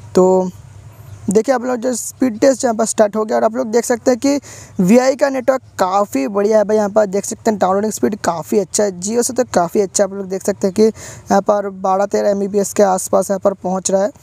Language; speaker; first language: Hindi; non-native, local second language; Bangla